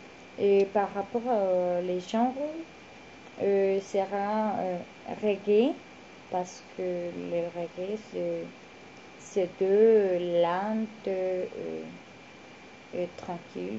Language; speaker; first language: French; non-native, learner; Spanish